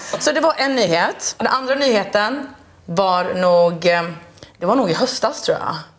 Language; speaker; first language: Swedish; early bilingual, other home language; Turkish